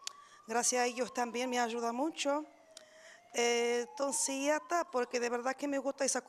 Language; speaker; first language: Spanish; non-native, learner; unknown